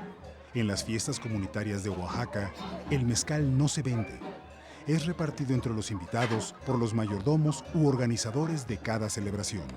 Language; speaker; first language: Spanish; native; Spanish